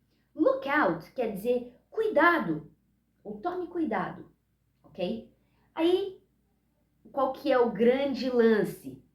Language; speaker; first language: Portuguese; early bilingual, heritage; Portuguese